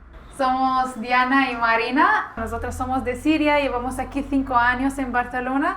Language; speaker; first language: Spanish; non-native, fluent; Arabic